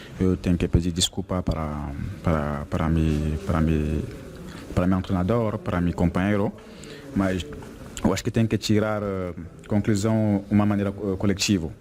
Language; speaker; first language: Portuguese; non-native, fluent; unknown